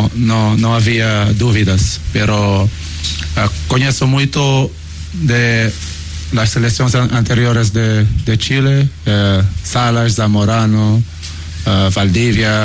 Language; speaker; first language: Portuguese; non-native, local second language; Kabuverdianu